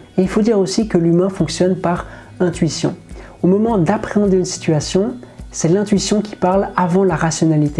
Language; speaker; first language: French; native; French